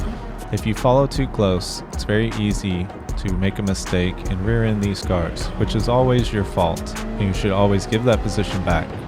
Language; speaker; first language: English; native; English